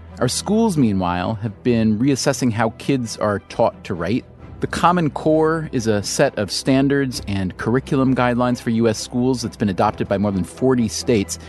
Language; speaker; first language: English; native; English